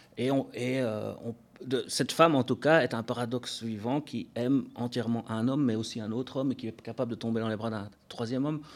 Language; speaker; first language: French; native; French